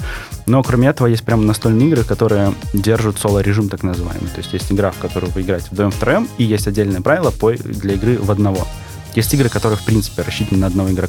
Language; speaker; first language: Russian; native; Russian